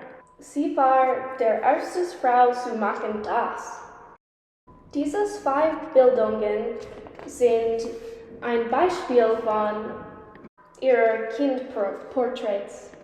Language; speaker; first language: German; non-native, learner; English